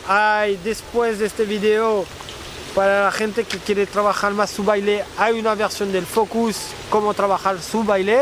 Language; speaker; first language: Spanish; non-native, fluent; French